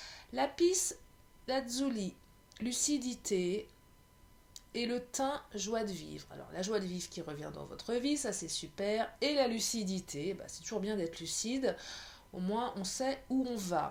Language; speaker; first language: French; native; French